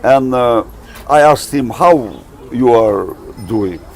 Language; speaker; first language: English; non-native, learner; Albanian